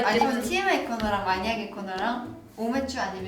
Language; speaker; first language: Korean; native; Korean